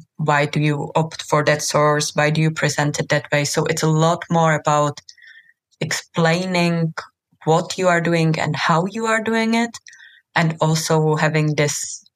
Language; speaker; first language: English; non-native, fluent; Czech